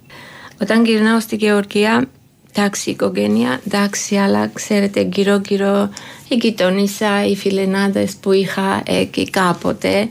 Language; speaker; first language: Greek; non-native, fluent; Georgian